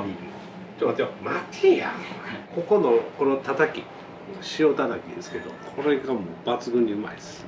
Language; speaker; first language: Japanese; native; Japanese